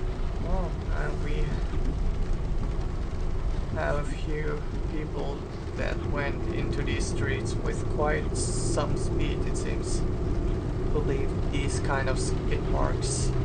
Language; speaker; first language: English; non-native, fluent; German